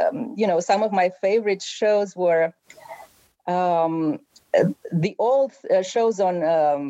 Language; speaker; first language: English; non-native, fluent; Romanian